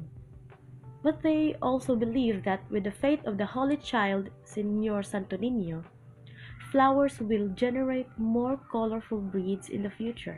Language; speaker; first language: English; non-native, local second language; Cebuano